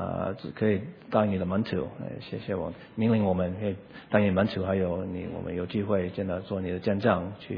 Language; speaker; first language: Chinese; non-native, learner; English